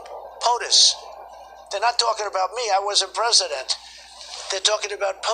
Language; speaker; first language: English; native; English